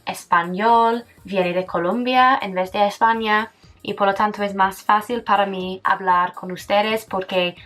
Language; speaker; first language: Spanish; non-native, fluent; English